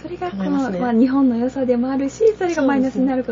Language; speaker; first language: Japanese; native; Japanese